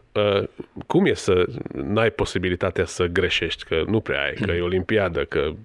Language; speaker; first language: Romanian; non-native, local second language; Hungarian